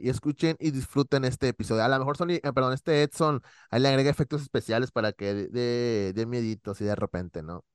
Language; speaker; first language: Spanish; native; Spanish